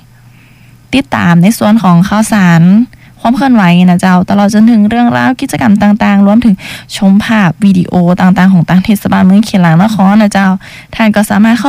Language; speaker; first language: Thai; non-native, local second language; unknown